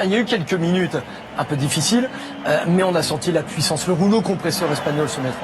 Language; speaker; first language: French; native; French